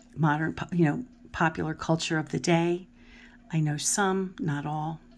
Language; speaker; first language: English; native; English